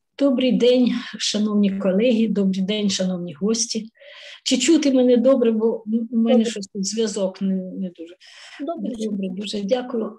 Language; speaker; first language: Ukrainian; native; Ukrainian